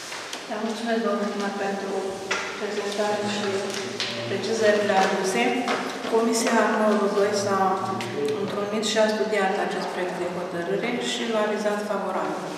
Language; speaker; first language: Romanian; native; Romanian